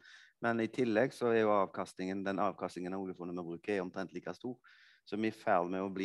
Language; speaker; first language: Norwegian; native; Norwegian